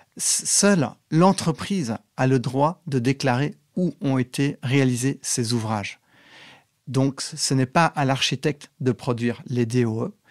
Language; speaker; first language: French; native; French